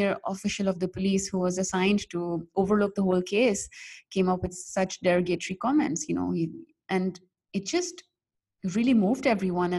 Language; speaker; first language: English; non-native, local second language; Urdu